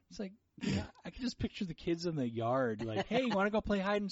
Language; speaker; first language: English; early bilingual, other home language; Portuguese